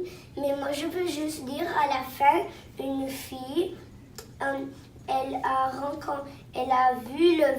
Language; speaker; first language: French; non-native, local second language; English